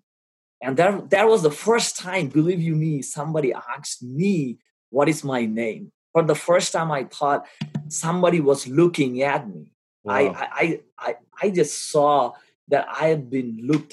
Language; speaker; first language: English; non-native, local second language; Bangla